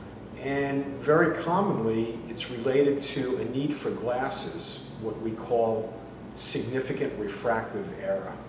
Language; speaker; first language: English; native; English